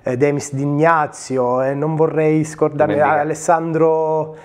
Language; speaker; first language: Italian; native; Italian